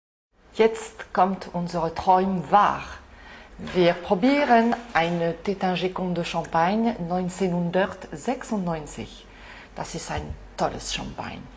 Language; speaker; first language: German; non-native, learner; French